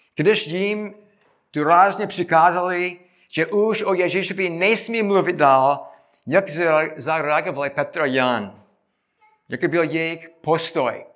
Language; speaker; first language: Czech; non-native, fluent; English